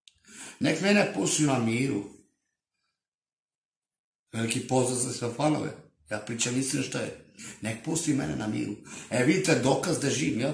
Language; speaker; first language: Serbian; non-native, local second language; Romany